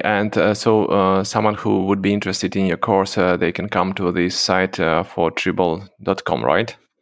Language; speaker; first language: English; non-native, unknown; Russian